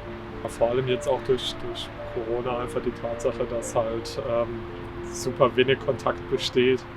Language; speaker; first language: German; native; German